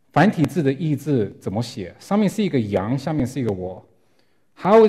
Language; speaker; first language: Chinese; non-native, fluent; English